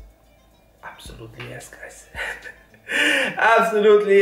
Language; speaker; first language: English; non-native, fluent; Italian